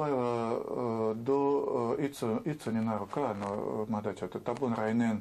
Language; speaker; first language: Japanese; non-native, learner; Russian